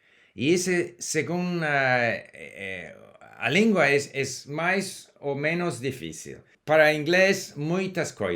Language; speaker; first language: Portuguese; non-native, learner; English